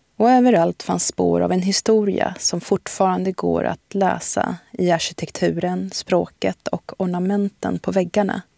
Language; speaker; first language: Swedish; early bilingual, other home language; Arabic